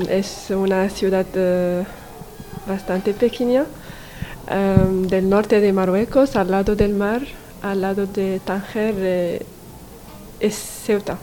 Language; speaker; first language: Spanish; non-native, learner; Arabic